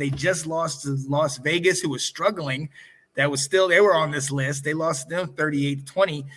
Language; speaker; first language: English; native; English